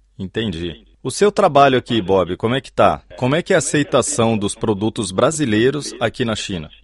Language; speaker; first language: Portuguese; native; Portuguese